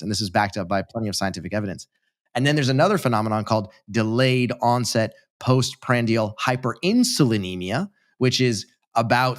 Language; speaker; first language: English; native; English